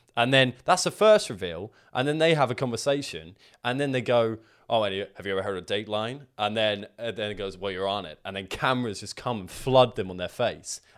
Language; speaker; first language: English; native; English